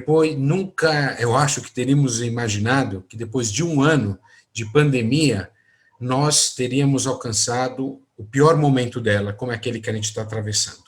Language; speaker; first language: Portuguese; native; Portuguese